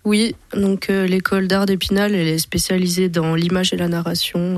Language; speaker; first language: French; native; French